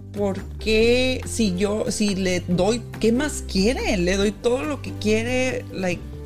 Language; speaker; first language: Spanish; early bilingual, heritage; Spanish